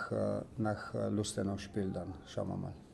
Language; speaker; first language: German; non-native, learner; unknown